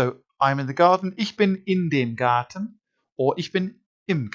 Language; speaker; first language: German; non-native, fluent; English